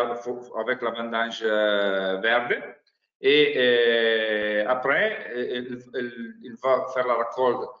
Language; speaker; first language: French; non-native, learner; Italian